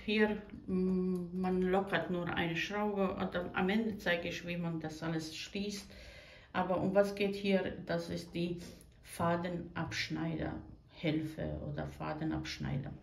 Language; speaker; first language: German; non-native, fluent; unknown